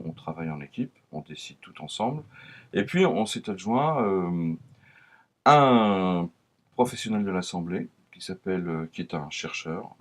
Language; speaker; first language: French; native; French